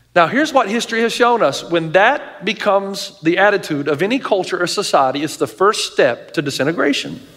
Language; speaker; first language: English; native; English